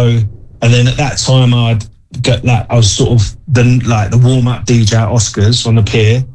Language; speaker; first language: English; native; English